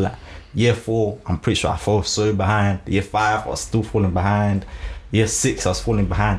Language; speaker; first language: English; early bilingual, other home language; Shona